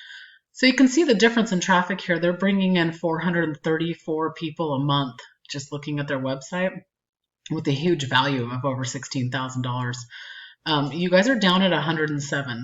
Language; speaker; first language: English; native; English